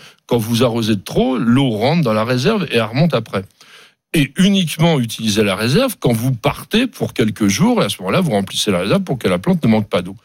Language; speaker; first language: French; native; French